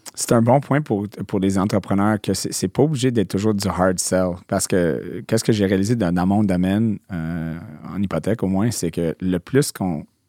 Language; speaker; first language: French; non-native, local second language; English